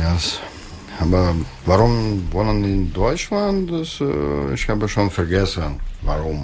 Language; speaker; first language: German; non-native, learner; Russian